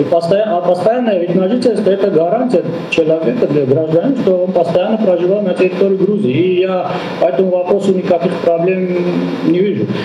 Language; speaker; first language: Russian; non-native, local second language; Armenian